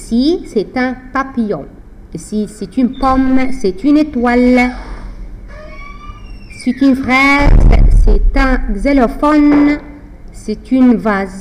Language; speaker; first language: French; non-native, fluent; Arabic